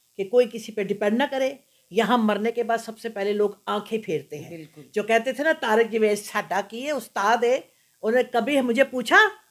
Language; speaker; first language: Urdu; non-native, local second language; Punjabi